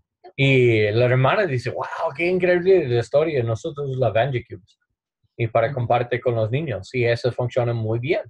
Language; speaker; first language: Spanish; non-native, learner; English